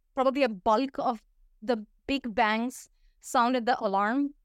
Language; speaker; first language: English; non-native, fluent; Hindi